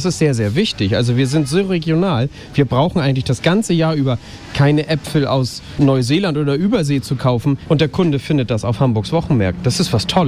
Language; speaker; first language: German; native; German